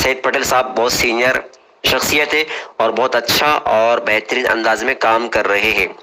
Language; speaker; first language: Urdu; native; Urdu